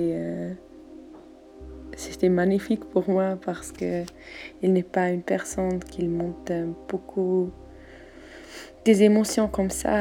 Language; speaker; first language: French; non-native, learner; German